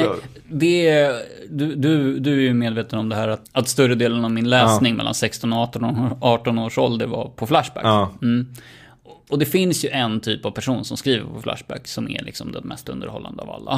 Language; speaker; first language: Swedish; native; Swedish